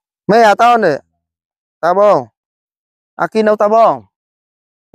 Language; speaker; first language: Portuguese; non-native, learner; Vietnamese